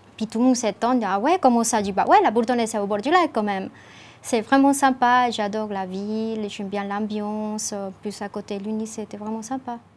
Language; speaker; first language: French; non-native, fluent; Spanish